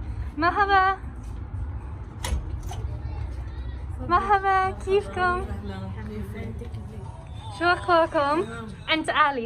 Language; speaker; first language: Arabic; non-native, learner; English